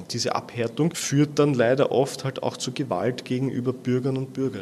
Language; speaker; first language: German; native; German